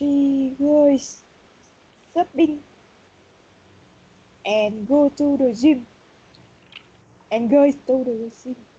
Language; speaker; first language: English; non-native, learner; Vietnamese